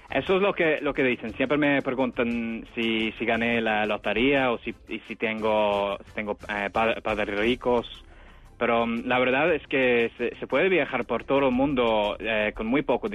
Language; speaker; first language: Spanish; non-native, fluent; English